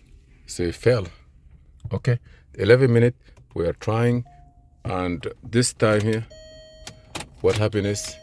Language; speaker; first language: English; non-native, fluent; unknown